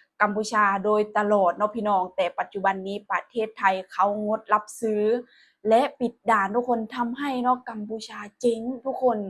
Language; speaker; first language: Thai; non-native, local second language; Northeastern Thai